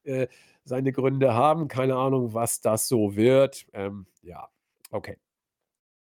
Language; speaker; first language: German; native; German